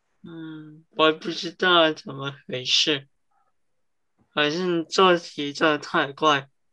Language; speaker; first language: Chinese; early bilingual, heritage; Cantonese